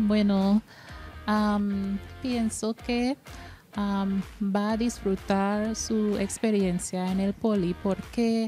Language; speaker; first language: Spanish; non-native, fluent; English